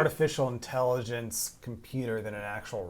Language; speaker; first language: English; native; English